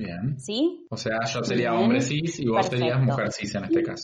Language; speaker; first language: Spanish; native; Spanish